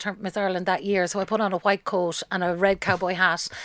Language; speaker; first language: English; native; English